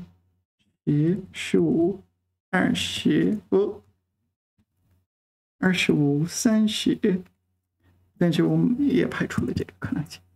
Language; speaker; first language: Chinese; non-native, fluent; English